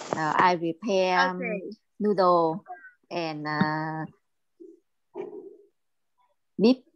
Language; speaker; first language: English; non-native, learner; Vietnamese